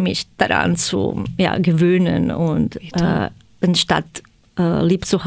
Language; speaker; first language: German; non-native, fluent; Croatian